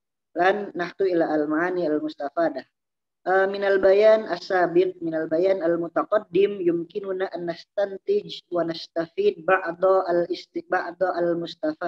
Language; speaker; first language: Arabic; non-native, learner; Indonesian